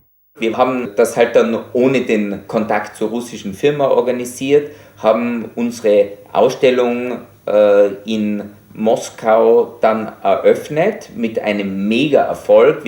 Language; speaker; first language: German; native; German